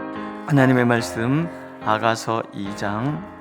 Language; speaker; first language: Korean; native; Korean